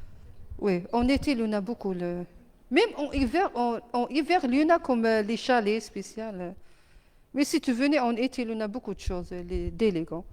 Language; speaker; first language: French; non-native, learner; Arabic